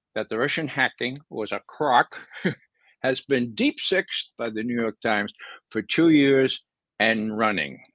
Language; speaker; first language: English; native; English